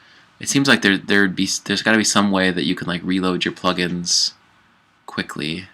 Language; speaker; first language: English; native; English